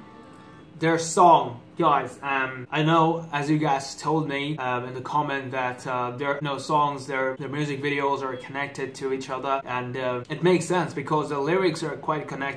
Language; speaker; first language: English; non-native, fluent; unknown